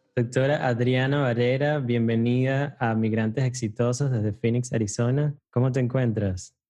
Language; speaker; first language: Spanish; native; Spanish